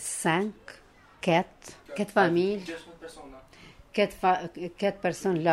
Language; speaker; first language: French; non-native, learner; Albanian